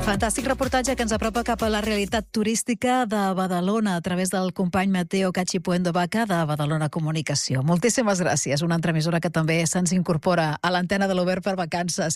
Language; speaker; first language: Catalan; native; Catalan